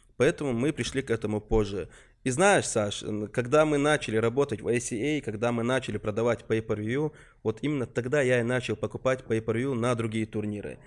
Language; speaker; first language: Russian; non-native, local second language; Chechen